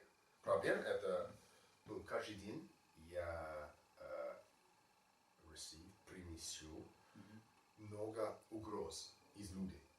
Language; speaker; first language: Russian; non-native, learner; English